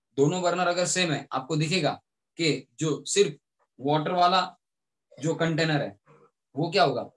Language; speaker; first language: Hindi; native; Hindi